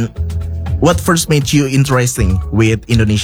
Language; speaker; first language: English; non-native, fluent; Indonesian